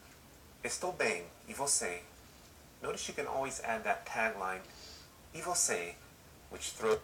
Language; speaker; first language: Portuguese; non-native, learner; English